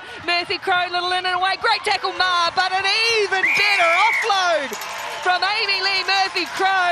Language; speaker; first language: English; native; English